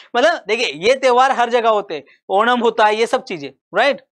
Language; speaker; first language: Hindi; non-native, local second language; Marathi